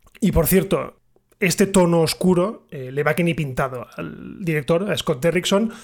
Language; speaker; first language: Spanish; native; Spanish